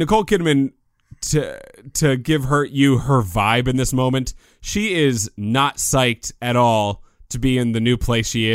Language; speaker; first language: English; native; English